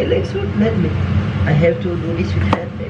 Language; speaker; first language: English; non-native, learner; Turkish